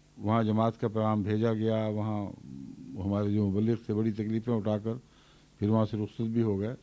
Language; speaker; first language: Urdu; native; Urdu